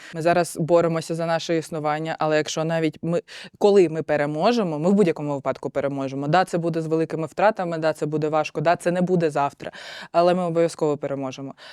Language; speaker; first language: Ukrainian; non-native, local second language; Russian